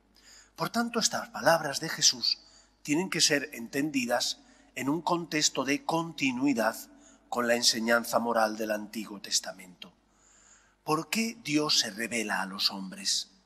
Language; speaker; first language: Spanish; native; Spanish